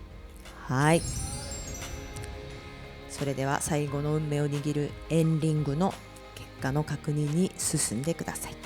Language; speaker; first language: Japanese; native; Japanese